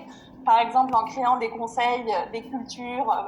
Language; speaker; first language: French; native; French